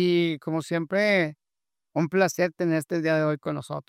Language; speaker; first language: Spanish; native; Spanish